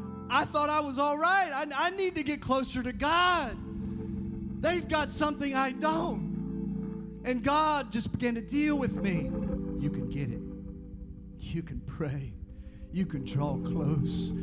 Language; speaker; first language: English; native; English